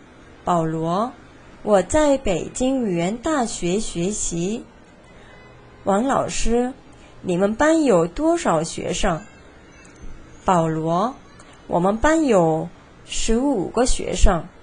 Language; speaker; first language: Chinese; non-native, fluent; Korean